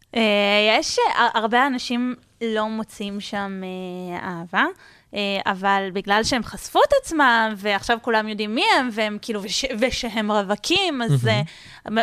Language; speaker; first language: Hebrew; early bilingual, other home language; English